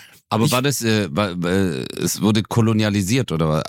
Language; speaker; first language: German; native; German